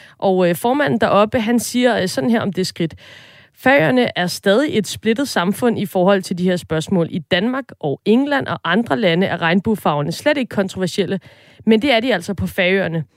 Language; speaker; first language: Danish; native; Danish